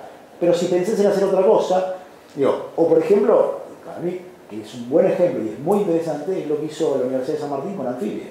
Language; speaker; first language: Spanish; native; Spanish